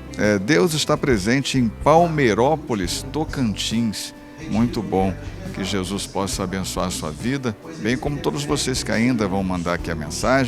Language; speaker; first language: Portuguese; native; Portuguese